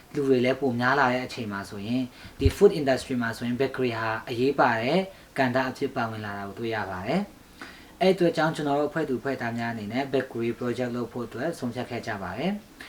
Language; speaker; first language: Burmese; non-native, local second language; Hakha Chin